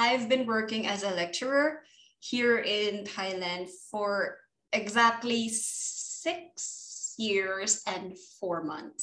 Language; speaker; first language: English; non-native, local second language; Filipino